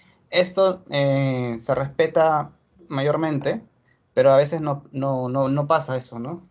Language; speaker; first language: Spanish; native; Spanish